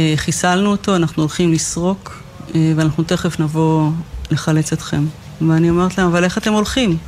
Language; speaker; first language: Hebrew; native; Hebrew